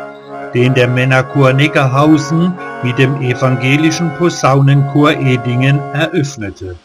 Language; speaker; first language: German; native; German